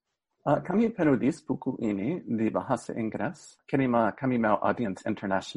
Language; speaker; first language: Indonesian; non-native, learner; English